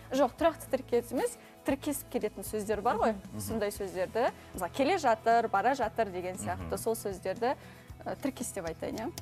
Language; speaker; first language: Kazakh; non-native, local second language; Uzbek